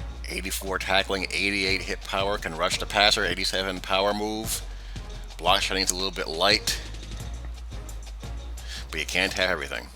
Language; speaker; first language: English; native; English